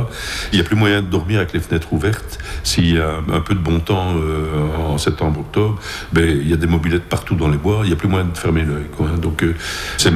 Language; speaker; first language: French; native; French